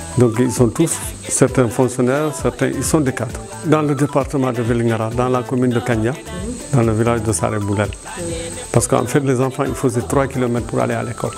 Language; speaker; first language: French; non-native, local second language; Fula